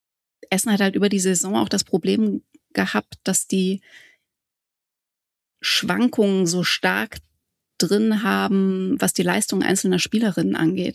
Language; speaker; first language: German; native; German